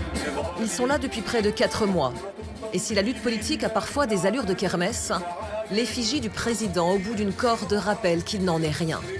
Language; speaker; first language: French; native; French